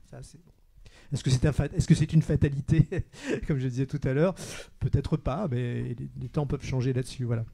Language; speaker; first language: French; native; French